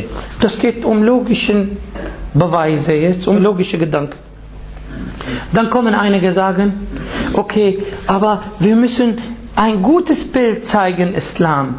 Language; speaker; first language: German; non-native, fluent; Arabic